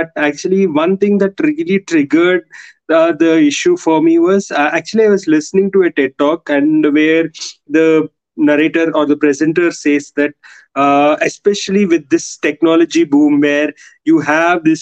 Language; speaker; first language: English; non-native, local second language; Telugu